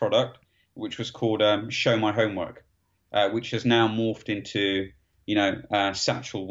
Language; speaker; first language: English; native; English